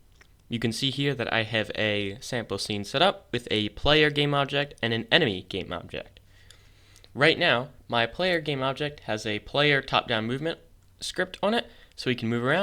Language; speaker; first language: English; native; English